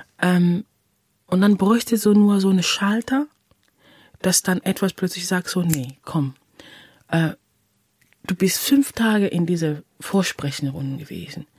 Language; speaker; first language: German; non-native, fluent; English